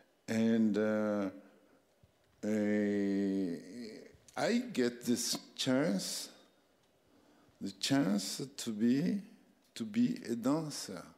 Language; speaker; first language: English; non-native, learner; French